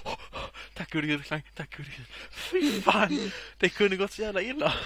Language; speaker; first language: Swedish; native; Swedish